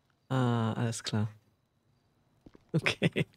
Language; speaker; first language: German; native; German